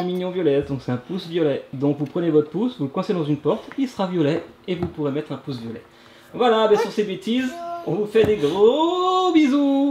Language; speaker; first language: French; native; French